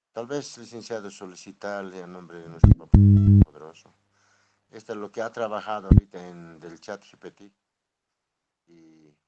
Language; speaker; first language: Spanish; non-native, local second language; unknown